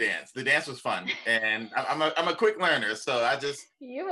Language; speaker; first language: English; native; English